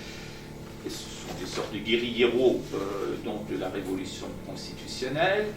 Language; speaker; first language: French; non-native, fluent; Persian